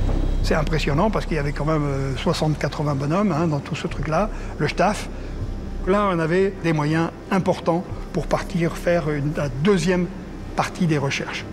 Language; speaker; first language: French; native; French